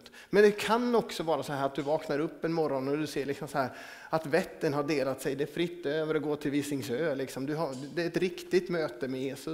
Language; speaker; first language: Swedish; native; Swedish